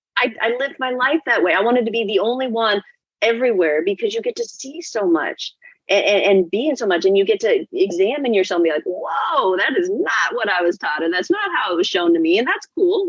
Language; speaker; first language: English; native; English